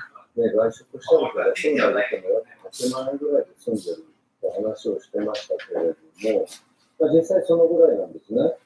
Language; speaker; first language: Japanese; native; Japanese